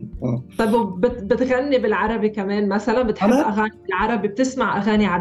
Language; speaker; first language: Arabic; native; Arabic